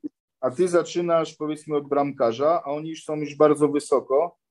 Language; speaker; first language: Polish; early bilingual, heritage; Polish